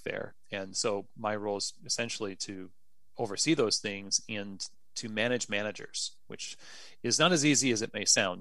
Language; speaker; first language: English; native; English